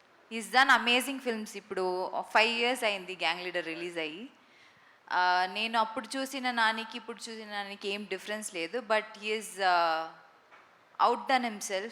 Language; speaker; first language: Telugu; non-native, local second language; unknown